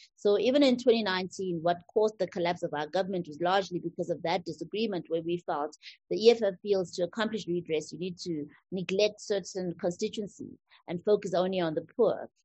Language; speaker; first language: English; non-native, local second language; Tswana